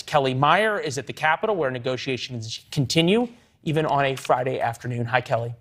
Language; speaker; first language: English; native; English